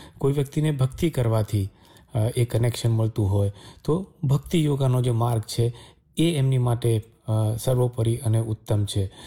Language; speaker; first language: Gujarati; native; Gujarati